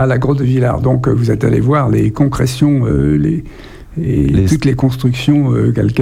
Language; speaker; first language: French; native; French